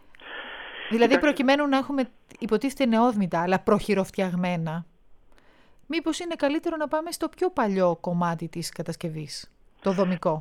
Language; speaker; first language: Greek; native; Greek